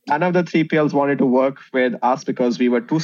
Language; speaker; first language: English; non-native, local second language; Hindi